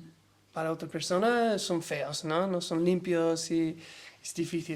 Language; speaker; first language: Spanish; non-native, learner; English